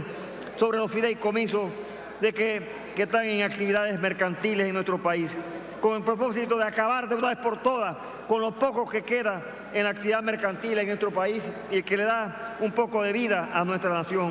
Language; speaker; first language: Spanish; native; Spanish